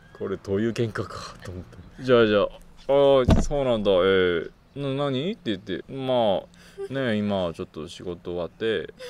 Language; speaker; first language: Japanese; non-native, fluent; Korean